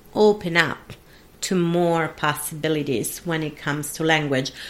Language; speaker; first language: English; non-native, fluent; Italian